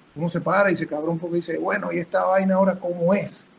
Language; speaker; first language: Spanish; native; Spanish